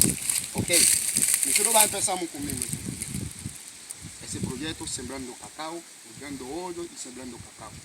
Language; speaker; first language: Spanish; non-native, local second language; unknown